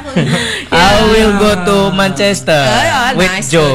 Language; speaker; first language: English; non-native, learner; Indonesian